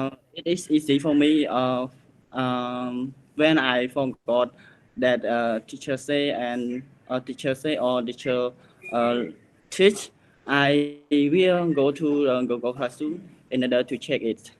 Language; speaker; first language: English; non-native, learner; Khmer